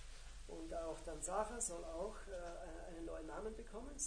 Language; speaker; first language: German; native; German